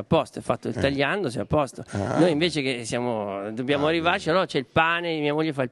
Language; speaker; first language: Italian; native; Italian